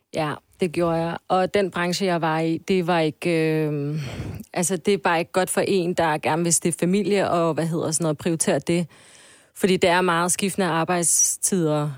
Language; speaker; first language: Danish; early bilingual, other home language; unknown